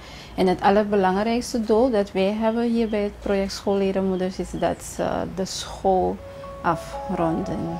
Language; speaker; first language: Dutch; native; Dutch